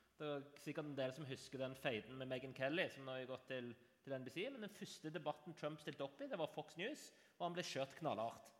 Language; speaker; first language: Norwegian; native; Norwegian